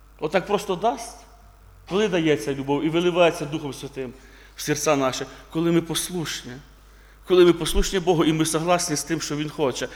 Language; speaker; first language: Ukrainian; non-native, local second language; Russian